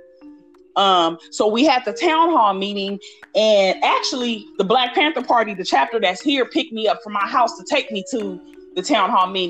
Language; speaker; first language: English; native; English